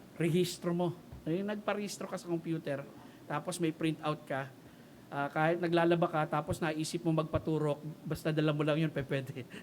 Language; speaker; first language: Filipino; native; Filipino